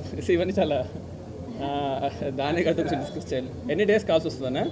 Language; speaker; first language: Telugu; native; Telugu